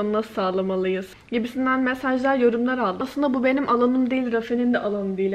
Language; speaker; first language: Turkish; native; Turkish